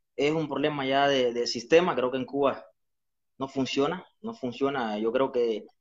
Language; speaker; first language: Spanish; native; Spanish